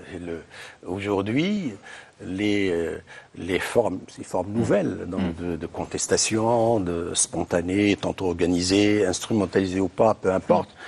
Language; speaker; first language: French; non-native, local second language; Arabic